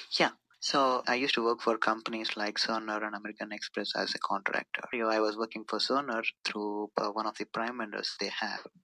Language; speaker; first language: English; non-native, local second language; Telugu